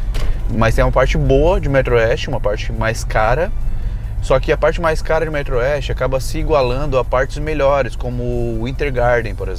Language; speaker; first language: Portuguese; native; Portuguese